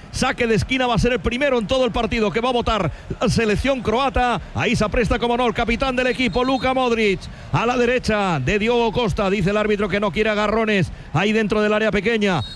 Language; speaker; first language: Spanish; native; Spanish